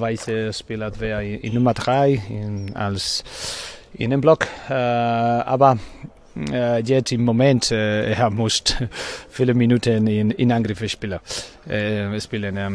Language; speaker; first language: German; non-native, learner; Spanish